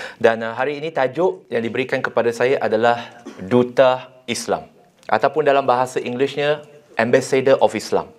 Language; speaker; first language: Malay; non-native, local second language; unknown